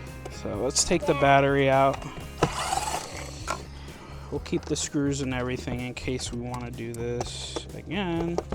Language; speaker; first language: English; native; English